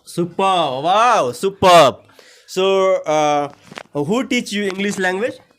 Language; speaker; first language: English; non-native, learner; Hindi